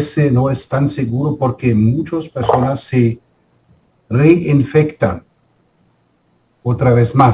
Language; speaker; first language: Spanish; non-native, fluent; German